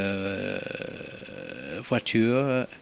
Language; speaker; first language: French; non-native, fluent; English